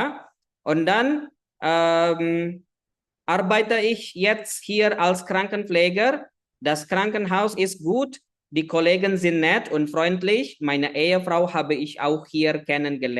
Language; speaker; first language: German; non-native, fluent; Indonesian